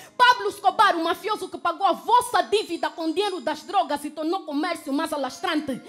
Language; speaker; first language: Portuguese; native; Portuguese